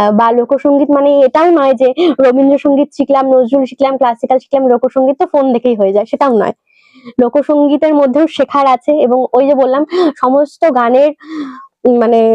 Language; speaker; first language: Bangla; native; Bangla